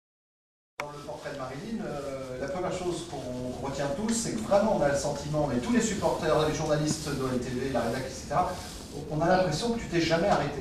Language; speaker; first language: French; native; French